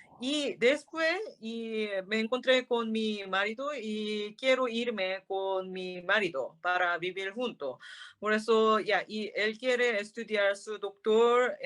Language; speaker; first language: Spanish; non-native, learner; Korean